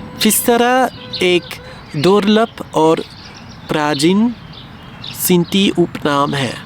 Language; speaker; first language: Hindi; non-native, learner; German